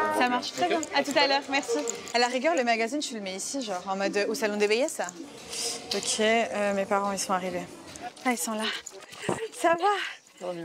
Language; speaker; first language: French; early bilingual, other home language; Spanish